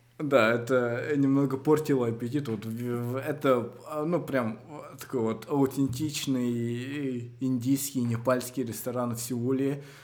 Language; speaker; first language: Russian; native; Russian